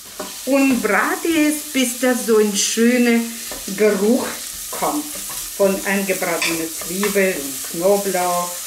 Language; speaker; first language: German; non-native, fluent; Russian